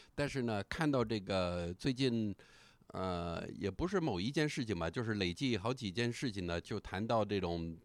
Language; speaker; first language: Chinese; non-native, fluent; English